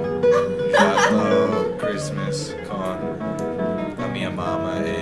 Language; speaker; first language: Italian; non-native, learner; English